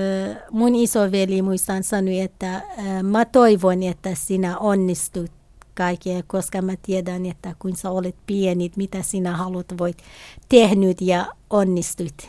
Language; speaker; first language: Finnish; non-native, learner; Kurdish